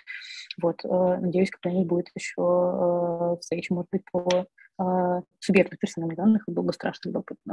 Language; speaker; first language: Russian; native; Russian